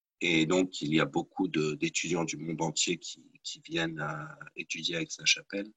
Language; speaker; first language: French; native; French